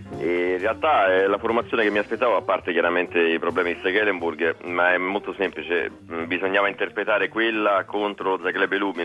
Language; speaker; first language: Italian; native; Italian